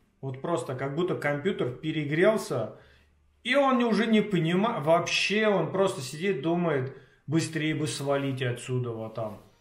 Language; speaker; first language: Russian; native; Russian